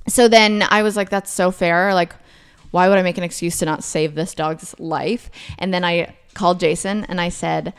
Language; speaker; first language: English; native; English